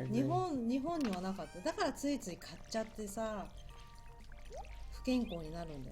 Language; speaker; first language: Japanese; native; Japanese